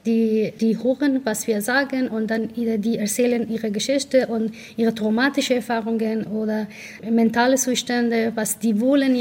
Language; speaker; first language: German; non-native, learner; Persian